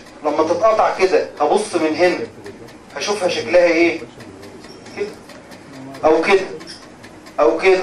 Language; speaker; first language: Arabic; native; Arabic